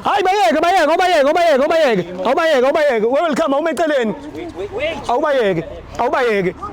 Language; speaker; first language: Zulu; native; Zulu